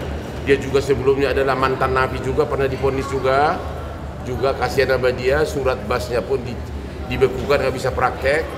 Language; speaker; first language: Indonesian; native; Indonesian